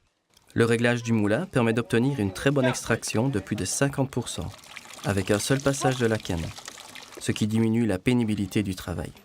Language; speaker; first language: French; native; French